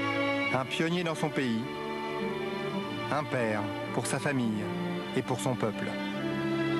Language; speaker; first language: French; native; French